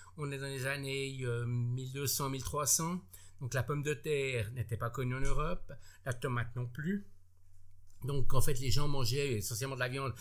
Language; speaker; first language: French; native; French